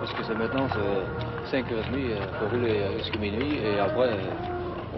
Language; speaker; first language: French; non-native, fluent; Dutch